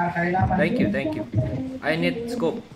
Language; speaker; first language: English; non-native, learner; Indonesian